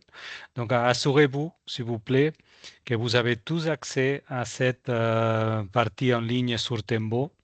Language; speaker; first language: French; non-native, fluent; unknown